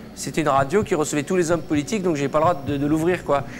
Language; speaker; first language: French; native; French